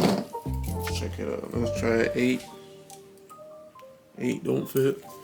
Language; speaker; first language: English; native; English